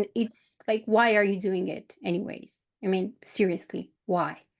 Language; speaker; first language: English; non-native, fluent; Romanian